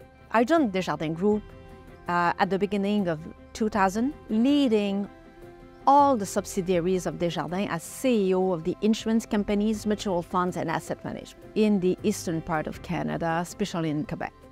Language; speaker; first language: English; non-native, fluent; French